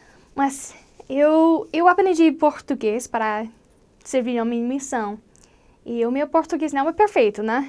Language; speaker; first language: Portuguese; non-native, learner; English